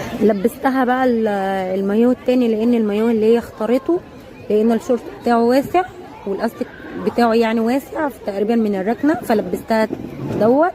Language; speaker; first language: Arabic; native; Arabic